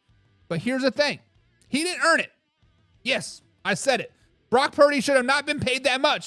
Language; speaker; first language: English; native; English